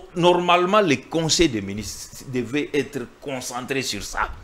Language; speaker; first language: French; non-native, local second language; Swahili